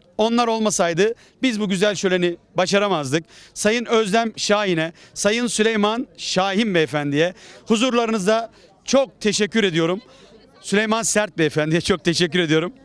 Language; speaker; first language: Turkish; native; Turkish